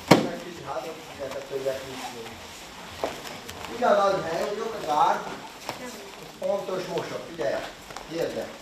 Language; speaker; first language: Hungarian; non-native, learner; Portuguese